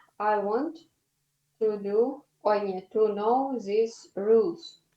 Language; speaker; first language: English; non-native, learner; Ukrainian